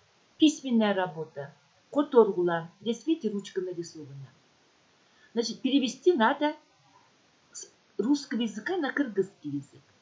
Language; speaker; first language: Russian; non-native, local second language; Kyrgyz